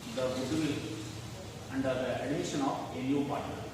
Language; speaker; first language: English; non-native, local second language; Kannada